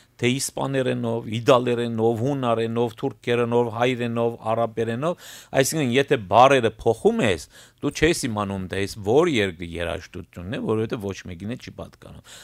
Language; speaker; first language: Armenian; early bilingual, heritage; Armenian